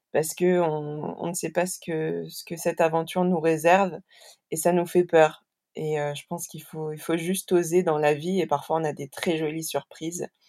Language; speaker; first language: French; native; French